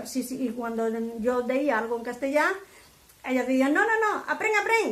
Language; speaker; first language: Catalan; non-native, local second language; Spanish